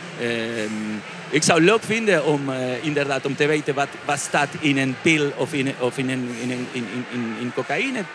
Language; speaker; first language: Dutch; non-native, fluent; Spanish